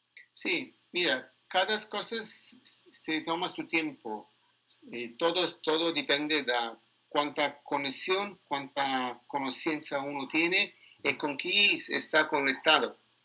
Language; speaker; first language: Spanish; non-native, learner; Italian